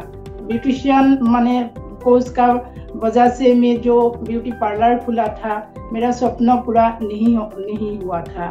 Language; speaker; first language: Hindi; non-native, local second language; Assamese